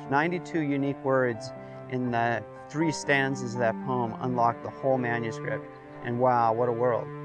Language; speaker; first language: English; native; English